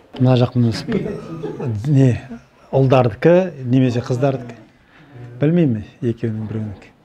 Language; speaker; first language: Kazakh; native; Kazakh